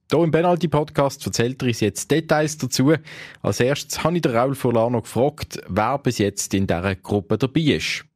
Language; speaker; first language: German; native; German